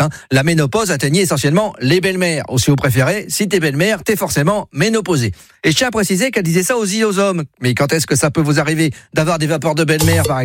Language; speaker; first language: French; native; French